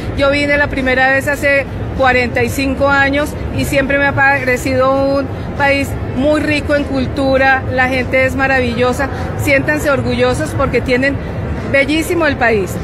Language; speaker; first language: Spanish; native; Spanish